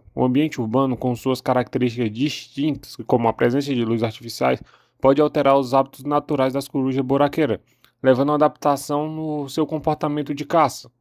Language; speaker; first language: Portuguese; native; Portuguese